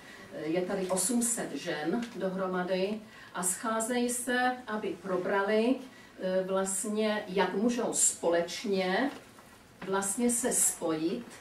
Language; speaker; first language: Czech; early bilingual, heritage; Czech